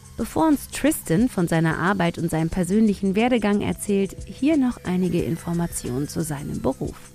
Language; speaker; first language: German; early bilingual, other home language; Tigrinya